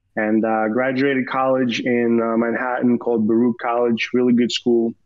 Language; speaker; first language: English; early bilingual, other home language; Romanian